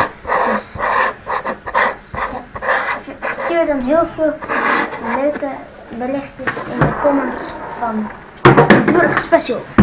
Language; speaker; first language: Dutch; non-native, learner; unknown